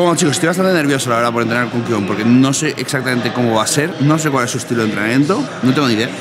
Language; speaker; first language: Spanish; native; Spanish